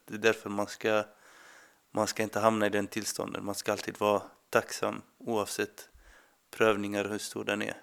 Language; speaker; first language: Swedish; non-native, fluent; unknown